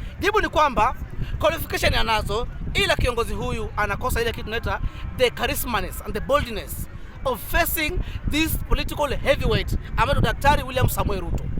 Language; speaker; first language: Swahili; non-native, local second language; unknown